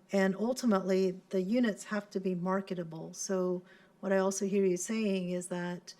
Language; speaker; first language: English; non-native, local second language; Cantonese